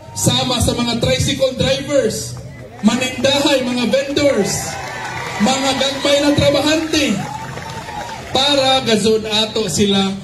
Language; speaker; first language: Cebuano; non-native, local second language; Surigaonon